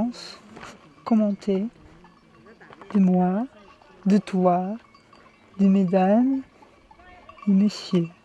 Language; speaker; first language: French; non-native, fluent; Portuguese